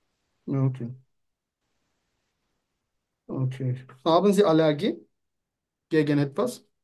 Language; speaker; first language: German; non-native, fluent; Turkish